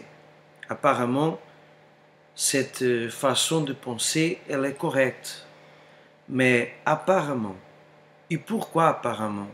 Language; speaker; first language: French; non-native, fluent; Portuguese